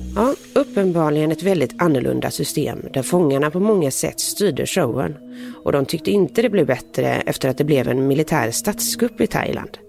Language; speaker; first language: Swedish; native; Swedish